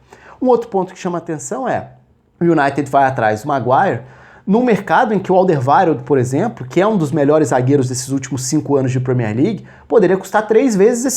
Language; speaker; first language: Portuguese; native; Portuguese